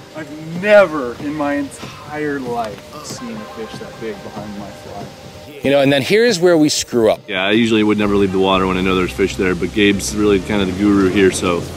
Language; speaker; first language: English; native; English